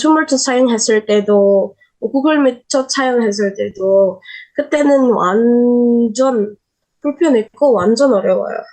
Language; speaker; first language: Korean; non-native, learner; Indonesian